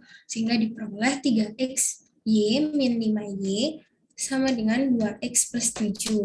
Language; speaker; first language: Indonesian; native; Indonesian